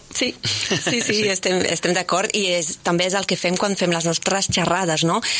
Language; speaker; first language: Catalan; non-native, fluent; French